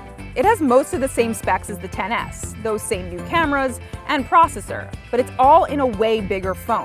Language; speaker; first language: English; native; English